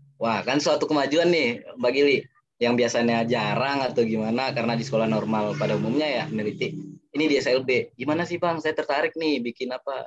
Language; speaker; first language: Indonesian; non-native, local second language; Minangkabau